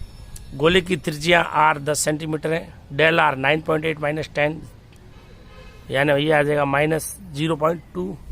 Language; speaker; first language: Hindi; native; Hindi